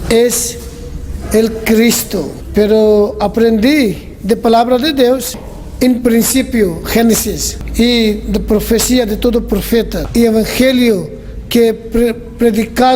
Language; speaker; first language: Spanish; non-native, learner; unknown